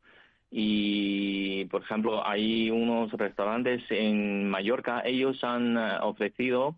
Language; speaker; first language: Spanish; non-native, fluent; Chinese